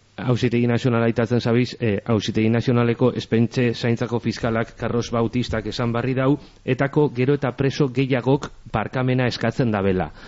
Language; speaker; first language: Basque; native; Basque